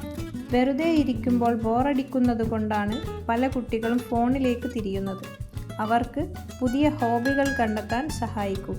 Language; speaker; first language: Malayalam; native; Malayalam